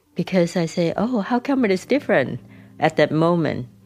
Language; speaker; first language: English; non-native, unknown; Vietnamese